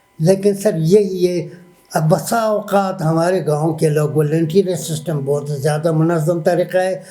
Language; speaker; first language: Urdu; non-native, local second language; Persian